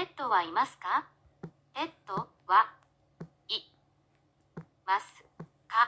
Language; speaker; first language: Japanese; non-native, learner; English